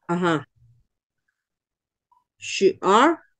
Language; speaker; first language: Chinese; non-native, learner; Spanish